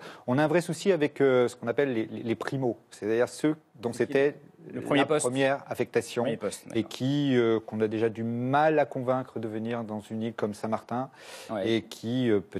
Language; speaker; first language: French; native; French